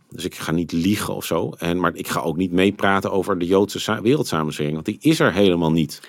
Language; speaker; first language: Dutch; native; Dutch